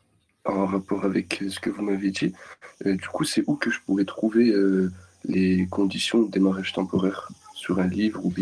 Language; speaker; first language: French; native; French